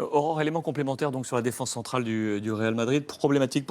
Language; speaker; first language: French; native; French